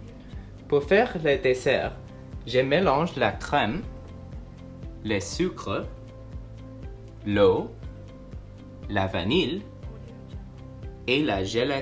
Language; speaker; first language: French; non-native, learner; English